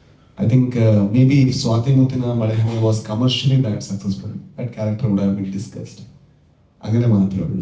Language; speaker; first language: Malayalam; non-native, learner; Kannada